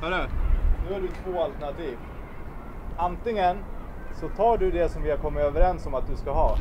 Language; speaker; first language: Swedish; native; Swedish